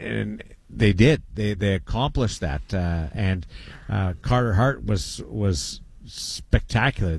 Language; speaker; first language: English; native; English